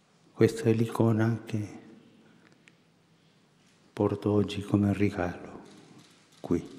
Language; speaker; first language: Italian; non-native, fluent; Spanish